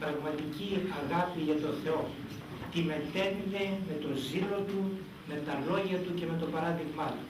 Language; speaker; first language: Greek; native; Greek